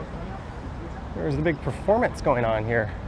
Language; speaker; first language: English; native; English